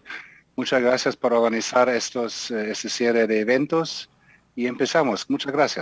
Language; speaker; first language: Spanish; non-native, fluent; German